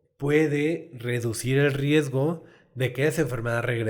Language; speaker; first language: Spanish; native; Spanish